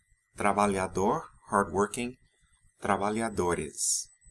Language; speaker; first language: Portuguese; non-native, fluent; English